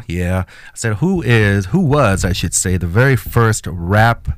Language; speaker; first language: English; non-native, fluent; Spanish